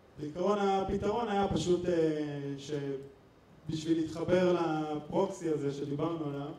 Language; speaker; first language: Hebrew; native; Hebrew